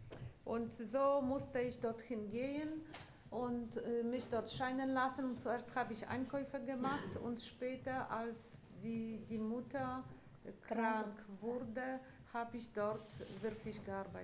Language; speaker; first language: German; non-native, fluent; Polish